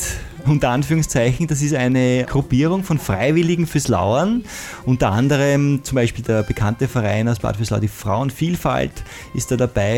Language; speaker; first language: German; native; German